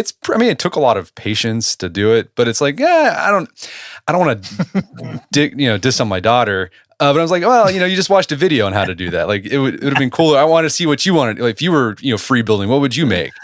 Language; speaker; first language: English; native; English